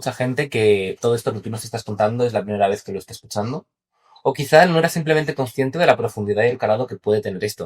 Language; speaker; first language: Spanish; native; Spanish